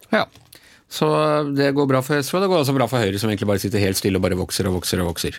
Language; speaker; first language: Norwegian; native; Norwegian